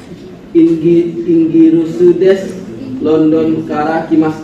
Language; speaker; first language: Japanese; non-native, learner; Indonesian